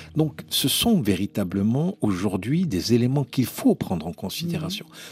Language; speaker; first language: French; non-native, local second language; Arabic